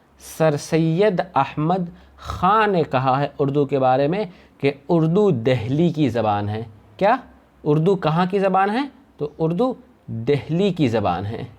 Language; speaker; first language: Urdu; native; Urdu